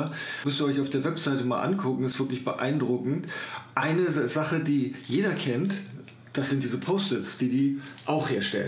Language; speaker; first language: German; native; German